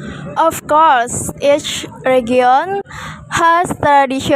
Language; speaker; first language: English; non-native, learner; Indonesian